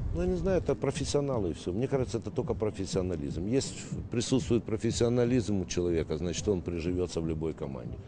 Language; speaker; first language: Russian; native; Russian